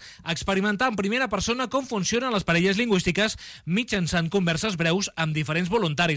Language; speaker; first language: Catalan; native; Catalan